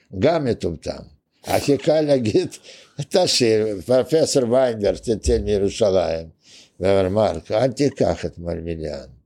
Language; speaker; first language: Hebrew; non-native, fluent; Russian